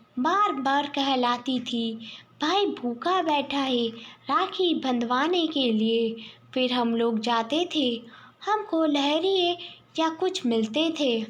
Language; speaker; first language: Hindi; native; Hindi